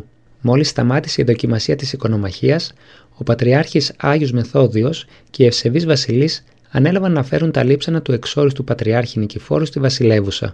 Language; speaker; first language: Greek; native; Greek